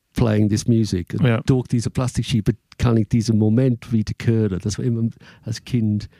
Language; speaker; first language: German; non-native, fluent; English